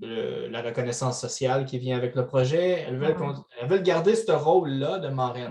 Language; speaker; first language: French; native; French